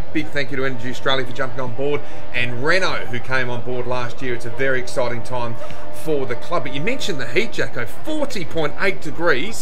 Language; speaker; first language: English; native; English